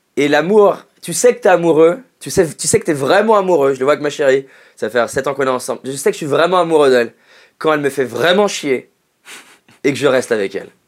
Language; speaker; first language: French; native; French